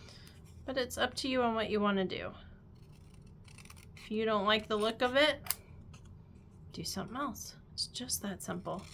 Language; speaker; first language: English; native; English